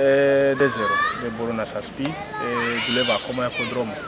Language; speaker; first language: Greek; non-native, learner; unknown